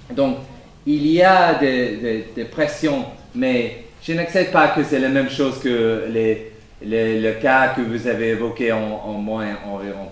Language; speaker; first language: French; non-native, fluent; English